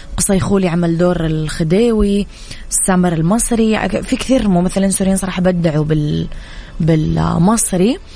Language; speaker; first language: Arabic; native; Arabic